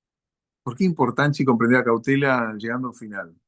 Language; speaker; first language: Portuguese; non-native, learner; Spanish